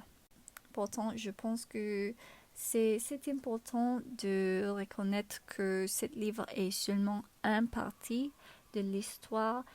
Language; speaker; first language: French; non-native, learner; English